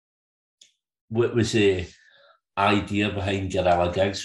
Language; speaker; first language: English; native; English